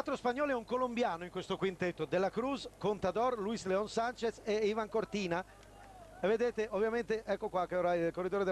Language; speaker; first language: Italian; native; Italian